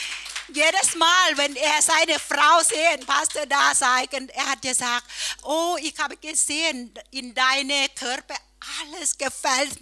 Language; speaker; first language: German; non-native, learner; Thai